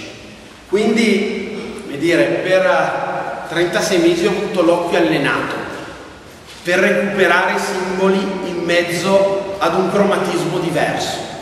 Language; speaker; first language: Italian; native; Italian